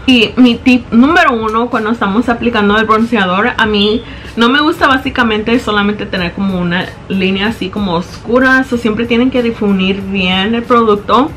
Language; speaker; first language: Spanish; early bilingual, heritage; Spanish